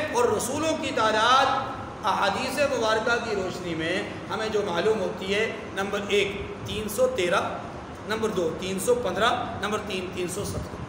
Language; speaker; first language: Urdu; non-native, local second language; Northern Hindko